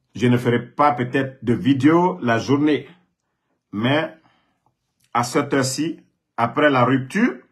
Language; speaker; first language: French; non-native, local second language; Mandingo